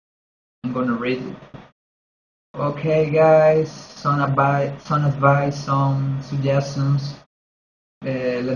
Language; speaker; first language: English; non-native, learner; Spanish